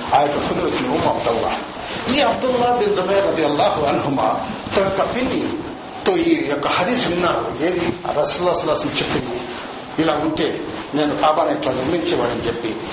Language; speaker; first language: Telugu; non-native, local second language; Urdu